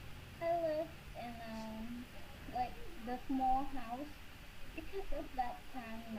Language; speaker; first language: English; non-native, learner; Vietnamese